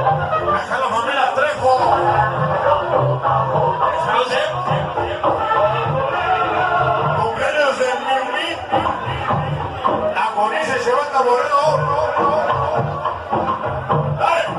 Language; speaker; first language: Spanish; native; Spanish